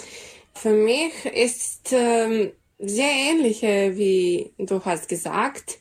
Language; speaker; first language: German; non-native, fluent; Serbian